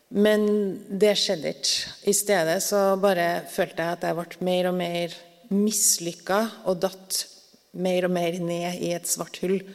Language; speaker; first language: Norwegian; native; Norwegian